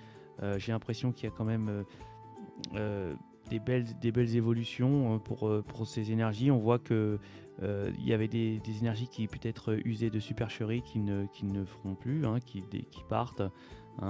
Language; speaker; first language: French; native; French